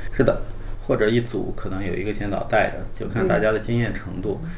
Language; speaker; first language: Chinese; native; Chinese